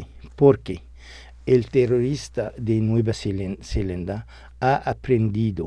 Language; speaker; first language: Spanish; non-native, fluent; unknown